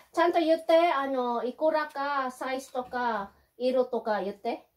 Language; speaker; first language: Japanese; native; Japanese